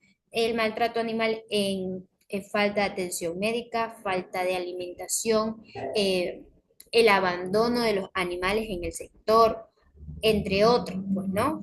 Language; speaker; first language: Spanish; native; Spanish